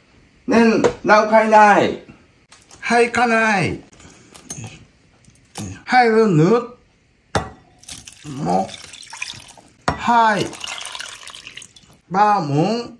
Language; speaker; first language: Vietnamese; non-native, learner; Japanese